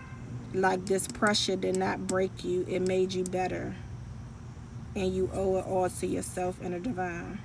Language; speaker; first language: English; native; English